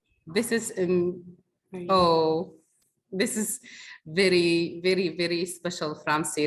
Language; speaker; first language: English; non-native, learner; Arabic